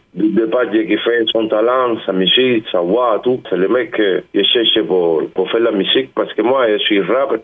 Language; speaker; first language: French; non-native, learner; Spanish